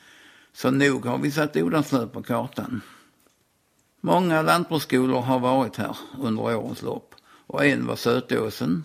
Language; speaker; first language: Swedish; native; Swedish